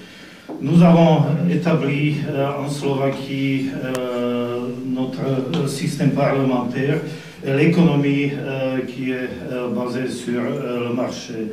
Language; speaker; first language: French; non-native, fluent; Slovak